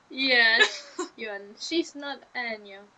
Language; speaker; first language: English; non-native, learner; German